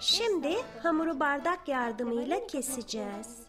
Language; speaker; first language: Turkish; early bilingual, heritage; Turkish